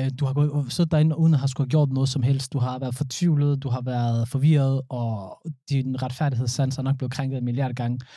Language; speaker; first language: Danish; early bilingual, other home language; Somali